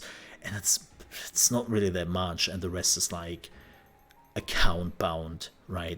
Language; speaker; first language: English; non-native, fluent; German